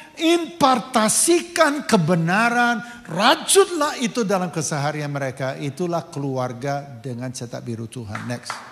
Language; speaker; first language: Indonesian; non-native, fluent; English